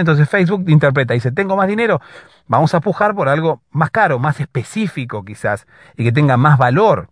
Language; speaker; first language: Spanish; native; Spanish